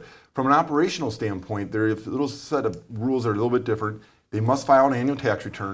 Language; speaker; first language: English; native; English